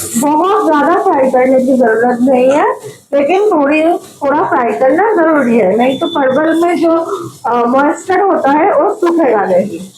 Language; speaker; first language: Hindi; non-native, local second language; Bangla